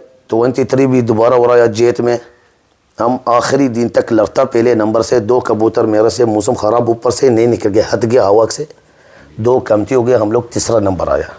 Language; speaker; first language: Hindi; non-native, learner; Arabic